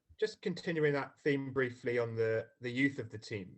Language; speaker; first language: English; native; English